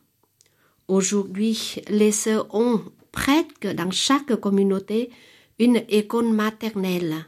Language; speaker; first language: French; non-native, fluent; Vietnamese